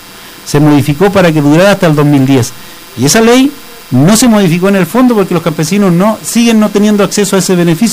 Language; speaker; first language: Spanish; native; Spanish